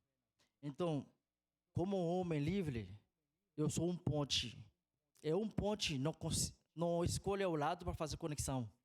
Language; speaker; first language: Portuguese; non-native, fluent; Haitian Creole